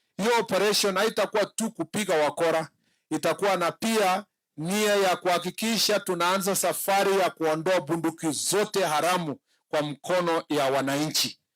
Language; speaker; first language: Swahili; non-native, local second language; Kalenjin